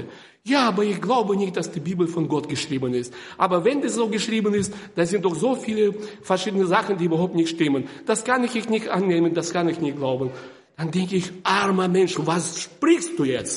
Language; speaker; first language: German; non-native, fluent; Russian